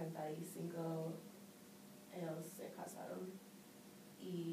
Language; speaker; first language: Spanish; non-native, learner; English